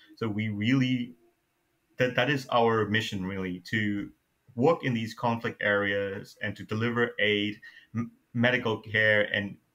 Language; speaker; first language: English; non-native, fluent; Burmese